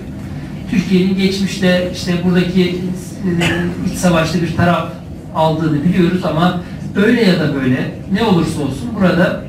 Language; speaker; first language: Turkish; native; Turkish